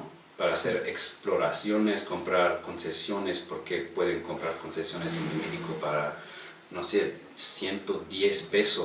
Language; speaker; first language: Spanish; non-native, fluent; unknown